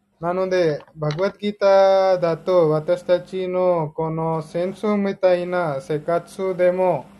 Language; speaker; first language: Japanese; non-native, learner; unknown